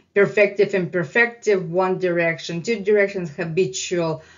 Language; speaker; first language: English; non-native, fluent; Russian